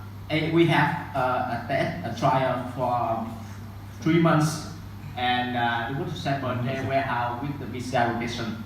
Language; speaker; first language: English; non-native, learner; Vietnamese